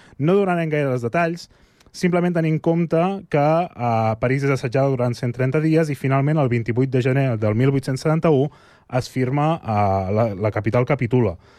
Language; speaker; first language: Catalan; native; Catalan